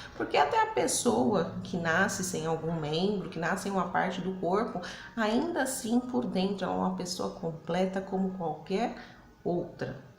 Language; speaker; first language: Portuguese; early bilingual, other home language; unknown